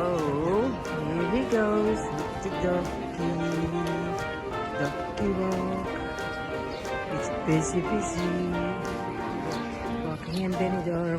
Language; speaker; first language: English; non-native, learner; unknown